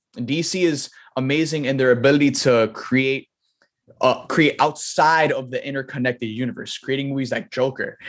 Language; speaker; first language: English; native; English